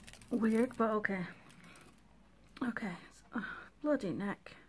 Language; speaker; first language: English; native; English